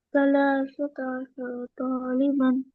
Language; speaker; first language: Arabic; non-native, learner; Bangla